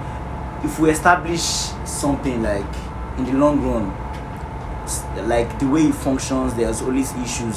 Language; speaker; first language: English; non-native, local second language; Yoruba